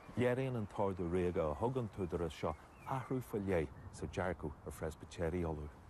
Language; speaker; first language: Irish; native; Irish